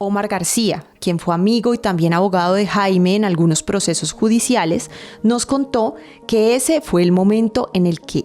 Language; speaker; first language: Spanish; native; Spanish